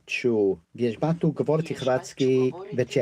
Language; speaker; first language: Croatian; non-native, learner; English